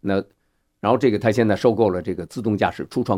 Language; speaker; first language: Chinese; native; Chinese